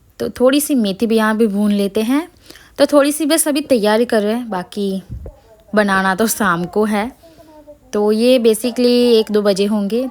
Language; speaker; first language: Hindi; native; Hindi